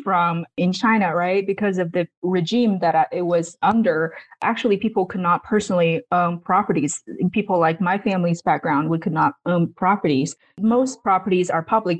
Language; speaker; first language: English; non-native, fluent; Chinese